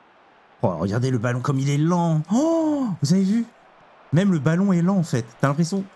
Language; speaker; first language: French; native; French